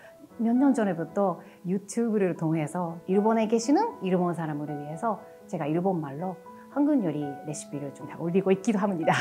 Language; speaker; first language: Korean; non-native, fluent; Japanese